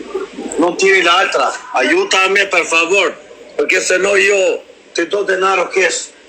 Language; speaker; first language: Italian; non-native, learner; Albanian